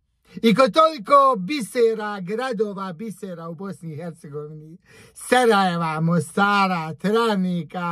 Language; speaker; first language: Croatian; native; Croatian